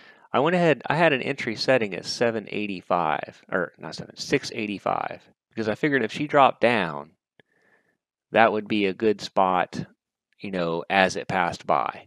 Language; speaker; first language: English; native; English